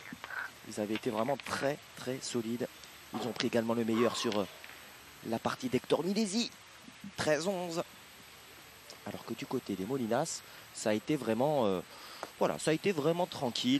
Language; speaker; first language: French; native; French